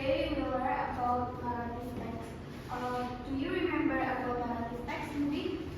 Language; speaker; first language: English; non-native, learner; Indonesian